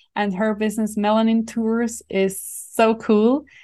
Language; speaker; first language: English; non-native, fluent; German